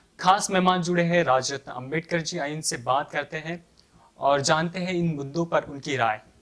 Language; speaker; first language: Hindi; non-native, local second language; Marathi